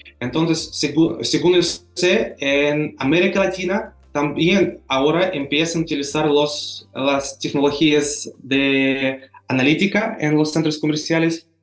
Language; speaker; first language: Spanish; non-native, learner; Russian